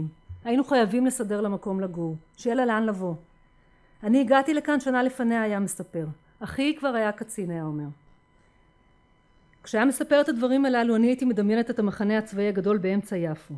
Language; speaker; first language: Hebrew; native; Hebrew